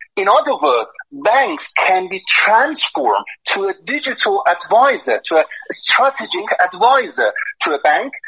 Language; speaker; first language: English; non-native, fluent; Persian